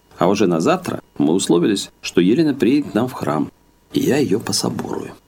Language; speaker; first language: Russian; native; Russian